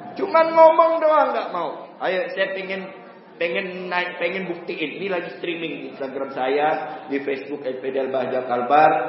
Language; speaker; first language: Indonesian; native; Indonesian